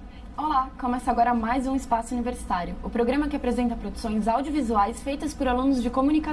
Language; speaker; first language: Portuguese; native; Portuguese